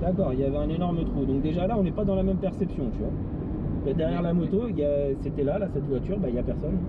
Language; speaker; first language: French; native; French